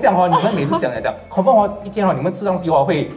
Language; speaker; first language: Chinese; non-native, local second language; English